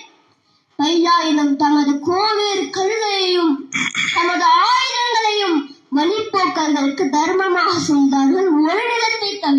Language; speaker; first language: Tamil; native; Tamil